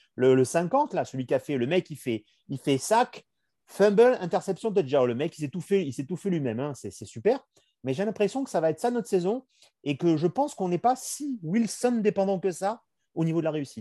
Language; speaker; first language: French; native; French